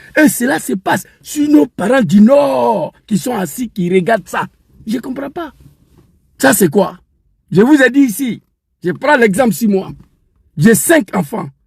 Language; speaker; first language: French; non-native, local second language; Dyula